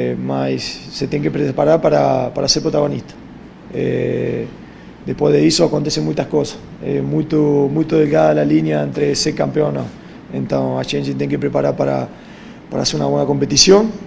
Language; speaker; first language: Portuguese; non-native, fluent; Spanish